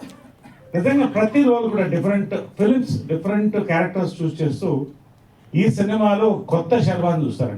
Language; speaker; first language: Telugu; native; Telugu